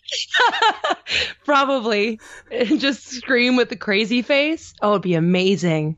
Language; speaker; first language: English; native; English